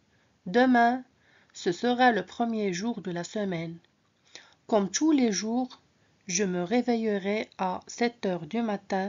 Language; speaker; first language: French; non-native, local second language; Arabic